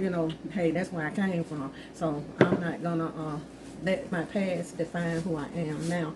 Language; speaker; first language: English; native; English